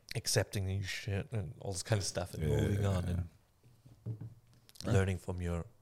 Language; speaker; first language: English; non-native, fluent; German